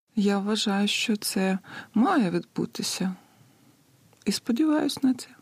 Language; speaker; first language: Ukrainian; non-native, fluent; Lithuanian